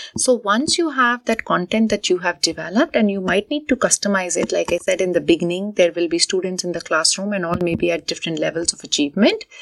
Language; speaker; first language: English; non-native, local second language; Hindi